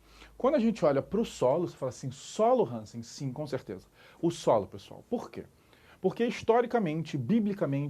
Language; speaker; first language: Portuguese; native; Portuguese